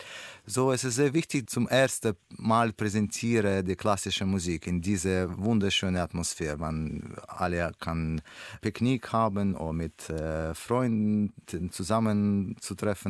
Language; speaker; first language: German; non-native, learner; Russian